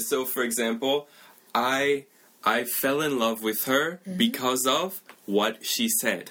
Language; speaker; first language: English; native; English